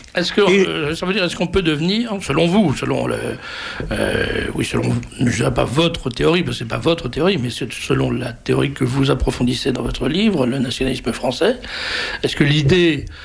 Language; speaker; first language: French; native; French